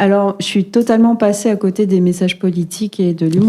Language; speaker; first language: French; native; French